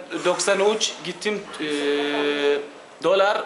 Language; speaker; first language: Turkish; non-native, learner; Arabic